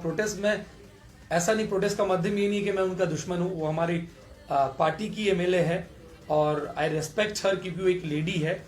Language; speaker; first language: Hindi; non-native, local second language; Bangla